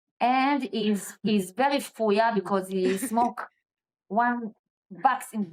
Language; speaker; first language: English; non-native, learner; Hebrew